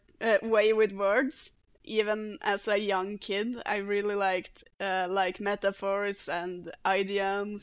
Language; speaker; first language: English; non-native, fluent; Norwegian